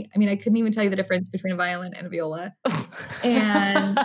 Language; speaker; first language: English; native; English